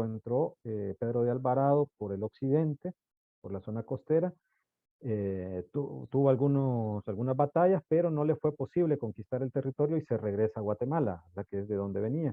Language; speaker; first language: Spanish; native; Spanish